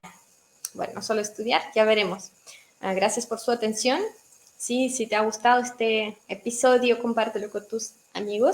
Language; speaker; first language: Spanish; non-native, fluent; Russian